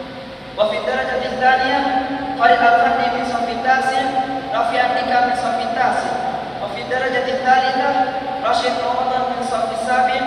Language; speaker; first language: Arabic; non-native, learner; Indonesian